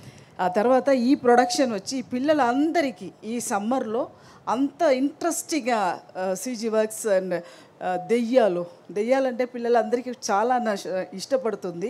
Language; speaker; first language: Telugu; non-native, fluent; Tamil